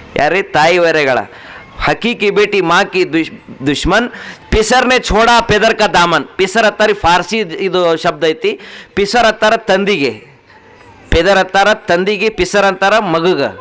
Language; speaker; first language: Kannada; non-native, local second language; Urdu